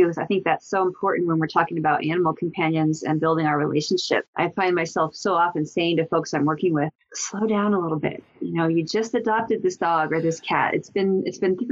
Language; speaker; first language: English; native; English